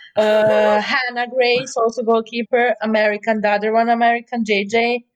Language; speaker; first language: English; non-native, fluent; Serbian